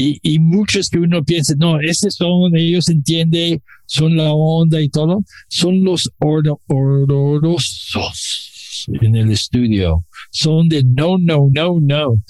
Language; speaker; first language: Spanish; non-native, learner; English